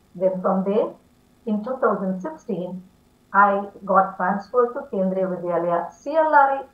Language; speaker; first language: English; non-native, local second language; Tamil